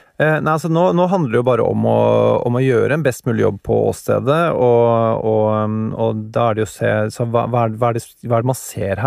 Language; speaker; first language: Norwegian; native; Norwegian